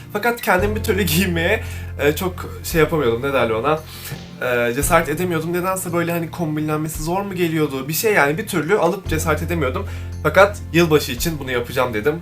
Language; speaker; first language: Turkish; native; Turkish